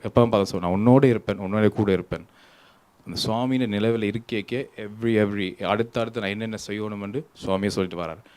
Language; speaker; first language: Tamil; early bilingual, heritage; Tamil